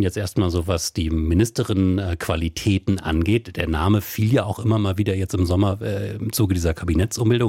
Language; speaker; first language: German; native; German